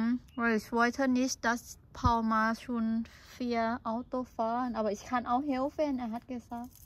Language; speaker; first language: German; non-native, learner; Thai